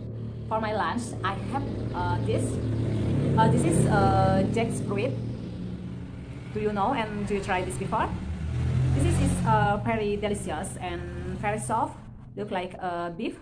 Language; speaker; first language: English; non-native, learner; Indonesian